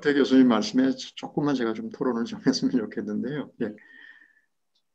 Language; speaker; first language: Korean; native; Korean